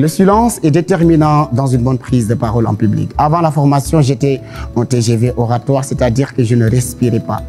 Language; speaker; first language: French; non-native, local second language; Wolof